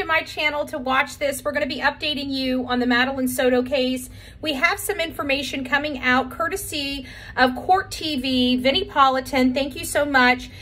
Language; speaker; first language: English; native; English